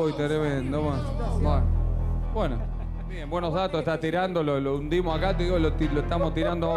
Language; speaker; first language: Spanish; native; Spanish